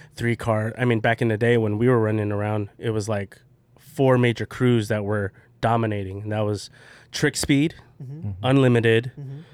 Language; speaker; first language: English; early bilingual, other home language; Filipino